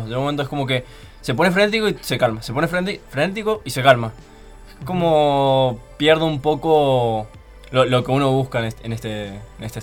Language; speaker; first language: Spanish; native; Spanish